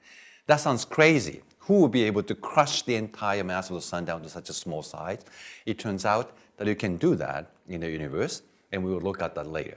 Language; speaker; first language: English; non-native, fluent; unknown